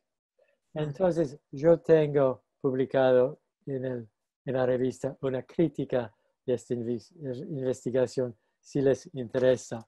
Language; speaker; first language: Spanish; non-native, fluent; English